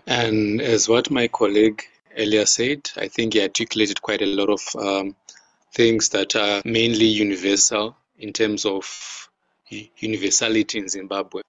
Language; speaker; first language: English; non-native, local second language; Shona